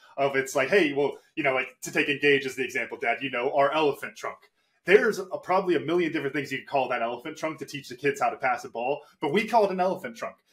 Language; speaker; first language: English; native; English